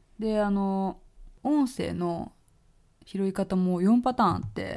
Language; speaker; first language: Japanese; native; Japanese